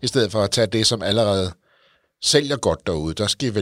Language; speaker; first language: Danish; native; Danish